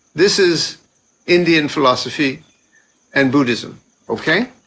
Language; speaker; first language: English; native; English